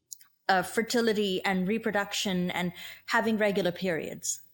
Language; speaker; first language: English; native; English